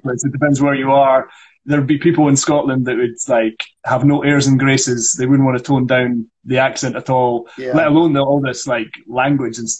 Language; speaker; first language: English; non-native, local second language; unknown